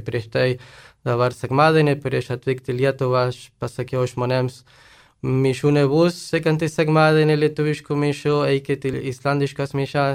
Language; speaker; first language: Lithuanian; non-native, fluent; Spanish